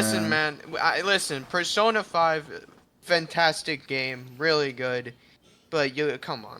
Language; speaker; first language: English; native; English